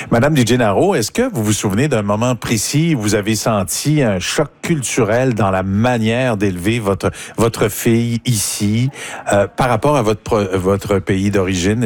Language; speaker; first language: French; native; French